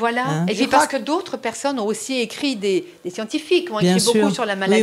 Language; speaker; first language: French; native; French